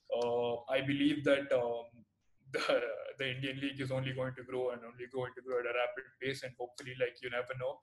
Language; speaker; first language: English; non-native, local second language; Telugu